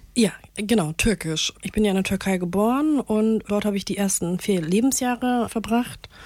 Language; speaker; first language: German; early bilingual, other home language; Turkish